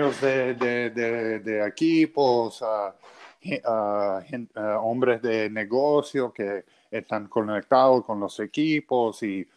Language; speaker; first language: Spanish; non-native, fluent; English